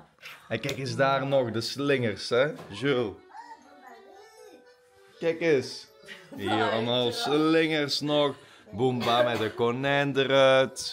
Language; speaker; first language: Dutch; native; Dutch